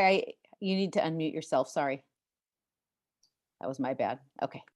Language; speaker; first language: English; native; English